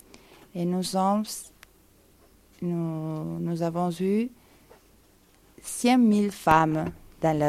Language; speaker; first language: French; non-native, fluent; Spanish